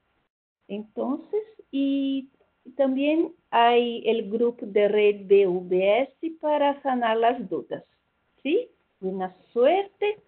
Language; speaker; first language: Spanish; non-native, fluent; Portuguese